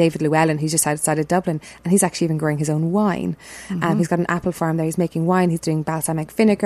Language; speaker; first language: English; native; English